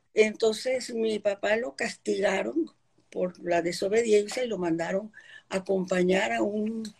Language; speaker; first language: Spanish; early bilingual, other home language; Polish